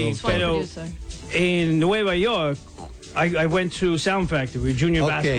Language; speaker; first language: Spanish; non-native, learner; English